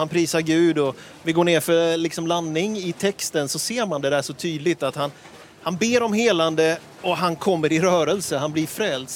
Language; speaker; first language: Swedish; native; Swedish